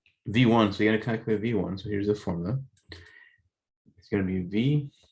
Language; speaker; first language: English; native; English